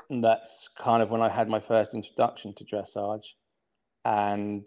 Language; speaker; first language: English; native; English